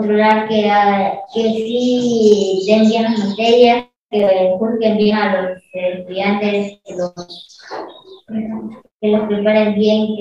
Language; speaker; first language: Spanish; native; Spanish